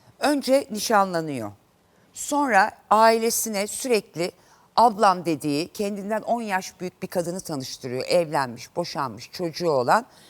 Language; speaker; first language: Turkish; native; Turkish